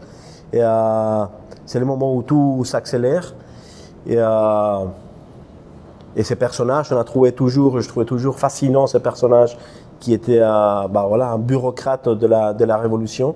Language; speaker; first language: French; non-native, fluent; Spanish